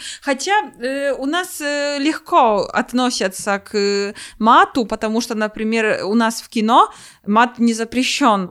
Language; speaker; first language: Russian; non-native, fluent; Polish